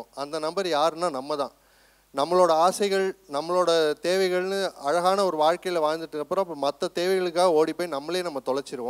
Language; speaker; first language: Tamil; native; Tamil